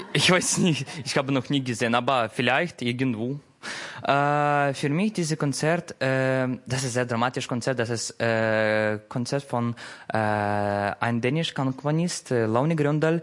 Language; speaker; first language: German; non-native, learner; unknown